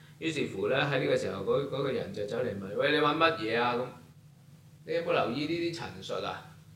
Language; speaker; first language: Chinese; non-native, local second language; Cantonese